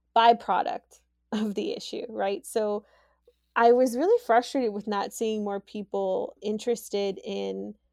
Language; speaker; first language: English; native; English